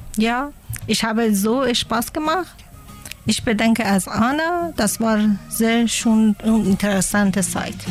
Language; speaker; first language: German; non-native, learner; Persian